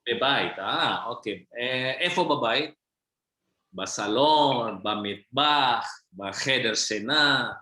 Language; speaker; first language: Hebrew; non-native, fluent; Indonesian